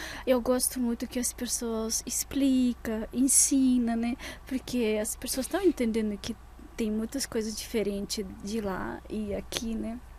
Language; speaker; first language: Portuguese; non-native, fluent; Russian